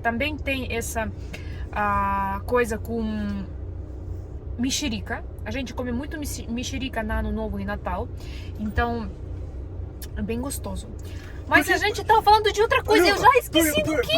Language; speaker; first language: Portuguese; non-native, learner; Russian